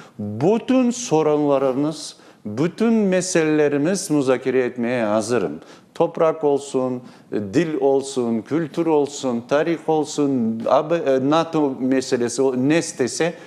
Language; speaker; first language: Turkish; non-native, learner; Crimean Tatar